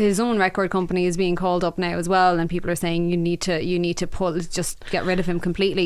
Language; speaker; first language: English; native; English